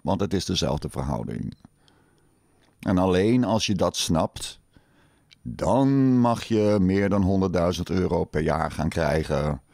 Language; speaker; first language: Dutch; native; Dutch